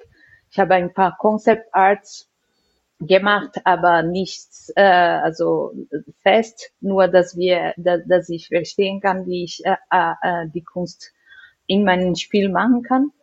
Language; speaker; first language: German; non-native, fluent; Portuguese